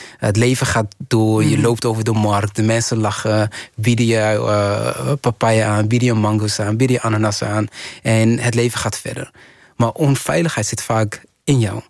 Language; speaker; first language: Dutch; early bilingual, other home language; Kinyarwanda